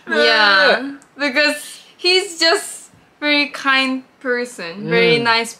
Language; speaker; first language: English; non-native, learner; Japanese